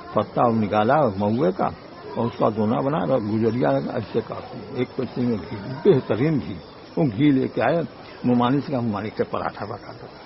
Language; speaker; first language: Hindi; native; Hindi